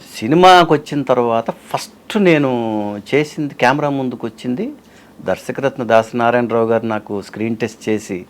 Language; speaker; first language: Telugu; native; Telugu